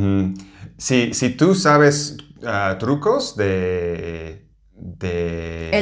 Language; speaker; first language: Spanish; non-native, fluent; English